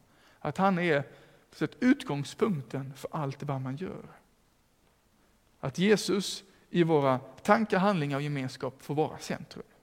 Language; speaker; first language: Swedish; native; Swedish